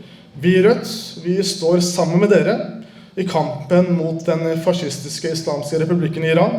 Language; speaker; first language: Norwegian; early bilingual, other home language; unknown